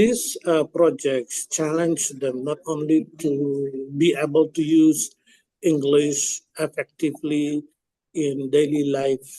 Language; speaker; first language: English; non-native, fluent; Indonesian